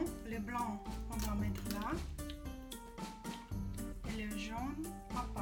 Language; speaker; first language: French; non-native, fluent; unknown